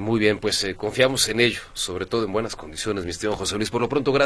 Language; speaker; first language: Spanish; native; Spanish